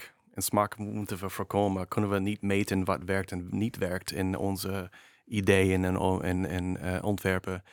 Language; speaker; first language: Dutch; non-native, fluent; English